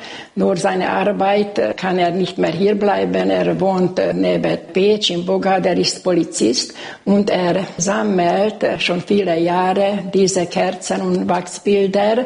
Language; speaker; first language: German; non-native, local second language; Hungarian